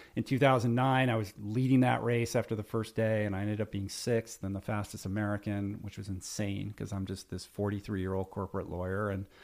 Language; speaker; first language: English; native; English